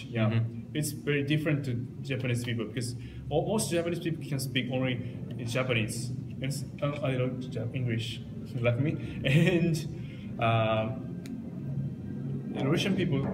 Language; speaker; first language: English; non-native, learner; Japanese